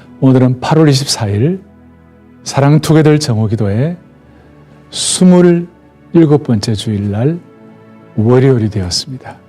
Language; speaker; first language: Korean; native; Korean